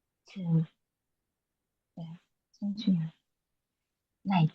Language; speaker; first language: Chinese; non-native, learner; Indonesian